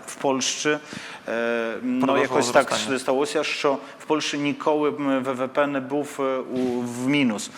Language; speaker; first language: Polish; non-native, learner; Ukrainian